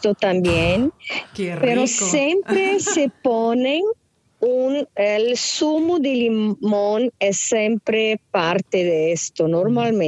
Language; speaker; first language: Spanish; non-native, fluent; Portuguese